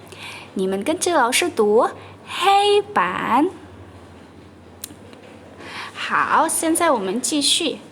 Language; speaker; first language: Chinese; non-native, fluent; Indonesian